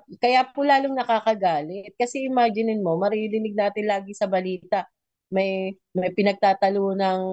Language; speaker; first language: Filipino; native; Filipino